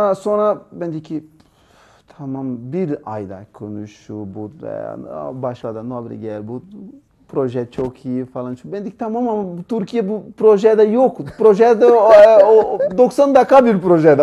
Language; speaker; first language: Turkish; non-native, learner; Portuguese